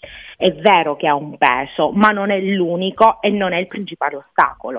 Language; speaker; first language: Italian; native; Italian